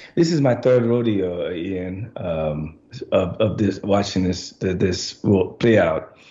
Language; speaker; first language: English; non-native, fluent; Haitian Creole